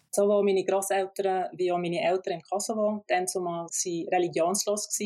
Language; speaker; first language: German; early bilingual, other home language; Albanian